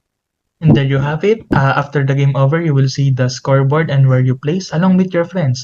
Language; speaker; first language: English; non-native, local second language; Filipino